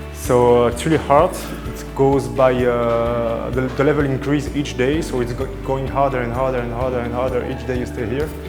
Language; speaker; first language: English; non-native, fluent; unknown